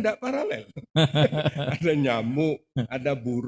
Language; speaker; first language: Indonesian; native; Indonesian